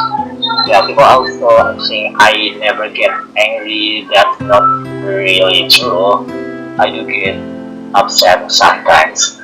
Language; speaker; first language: English; non-native, learner; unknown